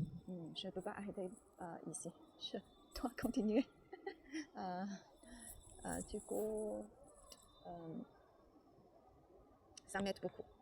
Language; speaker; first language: French; non-native, learner; Chinese